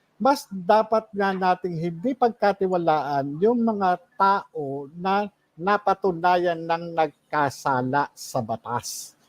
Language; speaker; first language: Filipino; native; Filipino